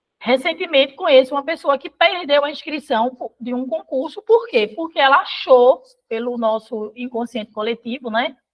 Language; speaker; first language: Portuguese; native; Portuguese